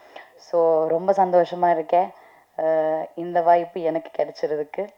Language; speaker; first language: Tamil; non-native, learner; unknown